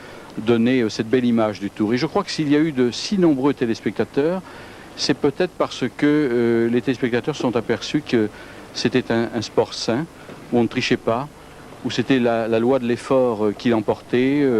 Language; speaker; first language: French; native; French